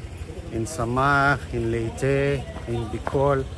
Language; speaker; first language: English; non-native, learner; French